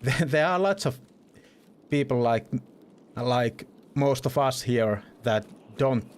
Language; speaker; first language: English; non-native, fluent; Finnish